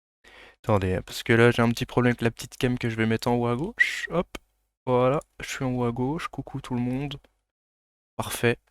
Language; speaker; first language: French; native; French